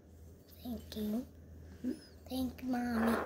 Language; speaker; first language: English; early bilingual, other home language; Russian